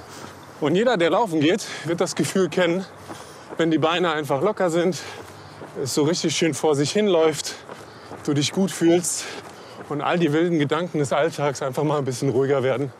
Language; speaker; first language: German; native; German